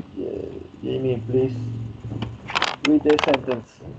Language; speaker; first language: English; non-native, learner; Spanish